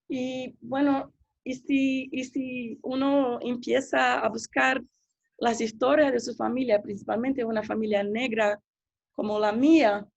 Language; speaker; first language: Spanish; non-native, fluent; Portuguese